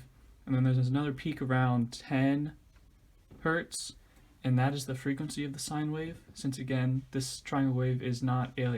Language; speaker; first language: English; native; English